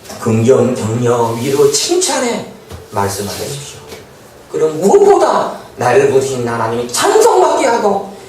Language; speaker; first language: Korean; native; Korean